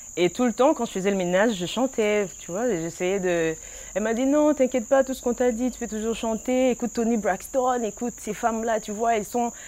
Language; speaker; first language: French; non-native, local second language; Lingala